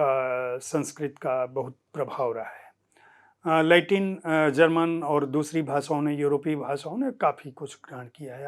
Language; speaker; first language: Hindi; native; Hindi